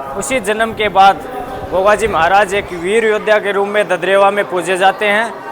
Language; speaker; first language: Hindi; native; Hindi